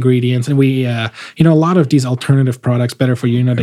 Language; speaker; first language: English; non-native, fluent; German